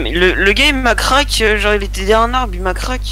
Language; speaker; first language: French; native; French